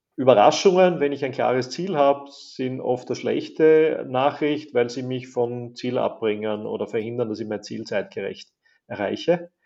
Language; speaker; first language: German; native; German